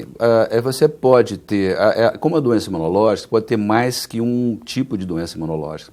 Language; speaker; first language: Portuguese; native; Portuguese